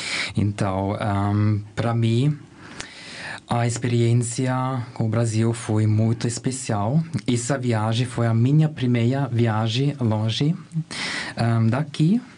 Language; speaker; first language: Portuguese; non-native, learner; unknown